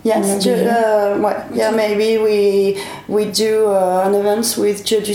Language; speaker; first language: English; non-native, learner; French